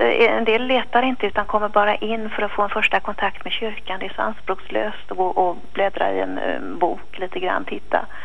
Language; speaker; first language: Swedish; native; Swedish